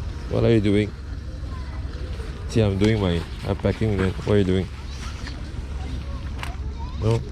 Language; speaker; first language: English; non-native, local second language; Chinese